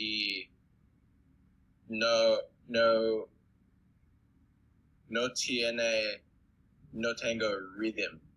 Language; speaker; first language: Spanish; non-native, learner; English